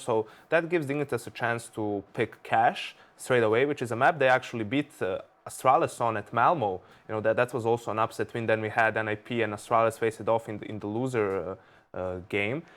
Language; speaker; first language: English; non-native, fluent; Danish